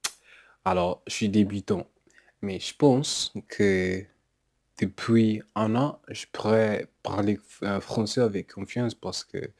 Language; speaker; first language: French; non-native, learner; English